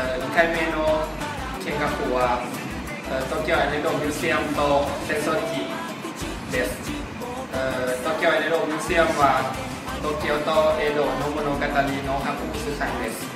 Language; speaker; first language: Japanese; non-native, learner; Thai